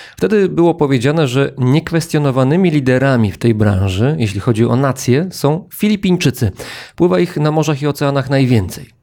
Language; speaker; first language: Polish; native; Polish